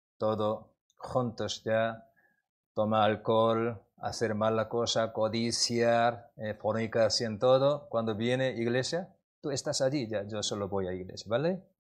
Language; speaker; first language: Spanish; non-native, learner; Korean